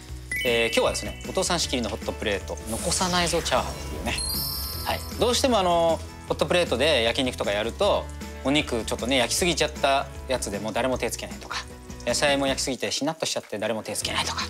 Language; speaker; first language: Japanese; native; Japanese